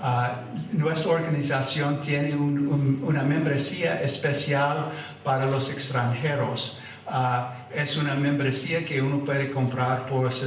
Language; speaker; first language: Spanish; non-native, fluent; English